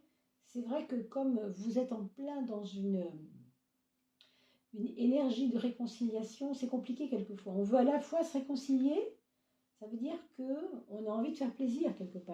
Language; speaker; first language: French; native; French